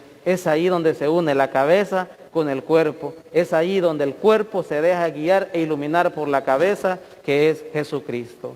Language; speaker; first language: Spanish; native; Spanish